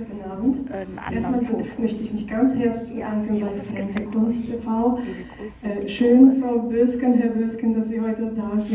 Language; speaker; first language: German; non-native, fluent; Ukrainian